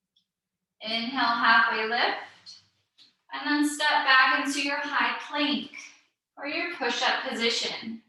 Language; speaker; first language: English; native; English